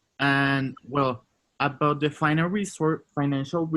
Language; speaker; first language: English; non-native, learner; Spanish